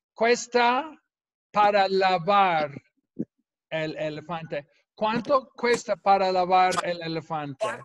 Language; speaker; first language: Spanish; non-native, fluent; English